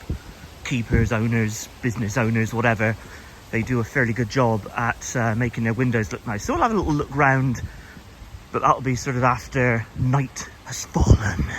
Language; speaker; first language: English; native; English